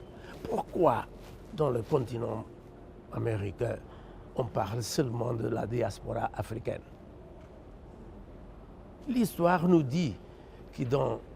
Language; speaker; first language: French; non-native, fluent; Portuguese